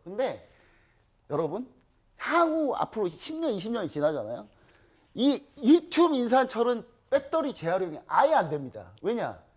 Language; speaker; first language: Korean; native; Korean